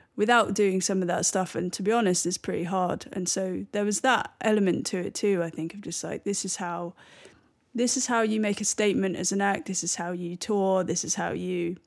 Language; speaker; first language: English; native; English